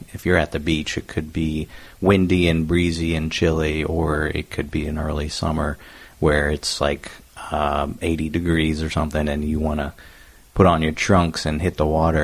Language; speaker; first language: English; native; English